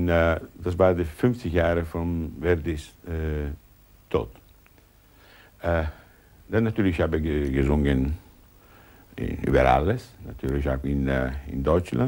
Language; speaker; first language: German; non-native, learner; Italian